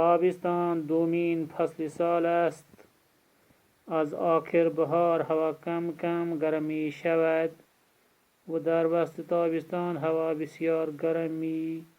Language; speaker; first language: Persian; non-native, fluent; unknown